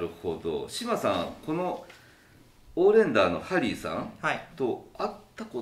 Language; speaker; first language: Japanese; native; Japanese